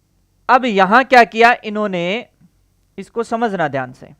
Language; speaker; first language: Hindi; native; Hindi